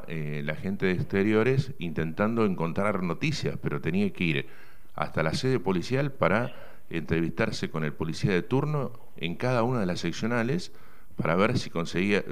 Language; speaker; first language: Spanish; native; Spanish